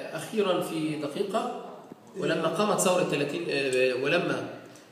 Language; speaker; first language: Arabic; native; Arabic